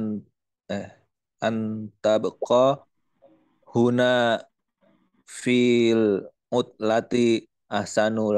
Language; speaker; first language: Arabic; non-native, learner; Indonesian